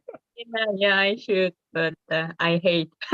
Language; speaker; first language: English; non-native, learner; Korean